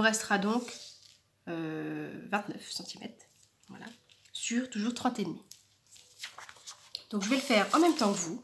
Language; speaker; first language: French; native; French